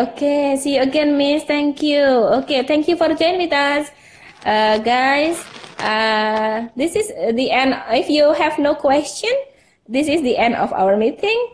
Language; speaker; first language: English; non-native, fluent; Indonesian